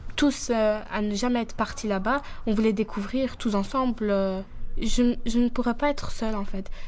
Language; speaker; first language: French; native; French